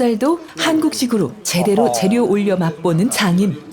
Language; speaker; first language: Korean; native; Korean